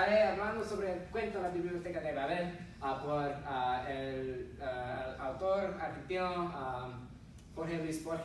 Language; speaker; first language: Spanish; non-native, learner; English